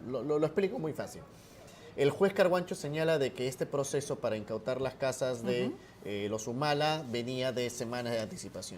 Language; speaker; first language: Spanish; native; Spanish